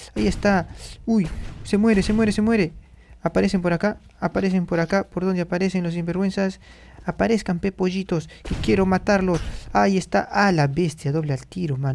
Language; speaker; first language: Spanish; native; Spanish